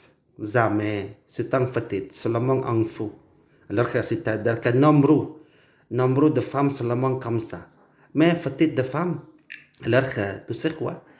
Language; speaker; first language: French; non-native, learner; Indonesian